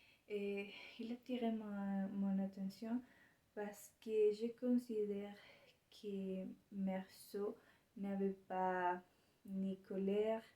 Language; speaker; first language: French; non-native, learner; Spanish